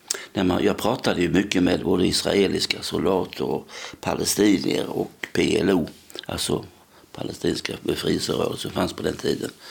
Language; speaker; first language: Swedish; native; Swedish